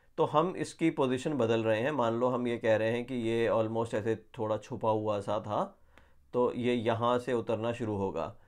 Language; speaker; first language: Hindi; native; Hindi